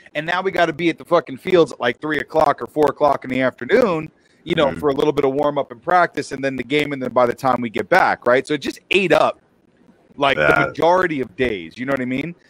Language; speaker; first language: English; native; English